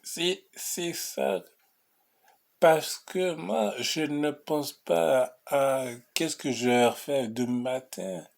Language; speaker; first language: French; non-native, local second language; Haitian Creole